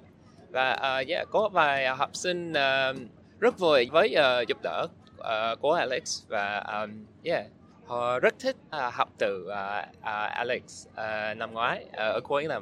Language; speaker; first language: Vietnamese; non-native, learner; English